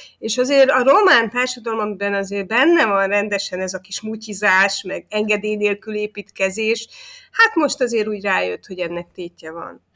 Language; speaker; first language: Hungarian; native; Hungarian